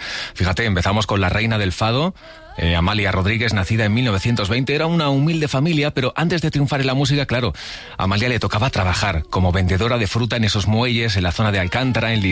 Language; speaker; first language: Spanish; native; Spanish